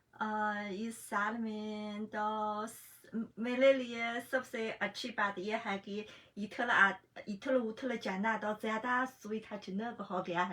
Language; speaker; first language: Hindi; non-native, fluent; Chinese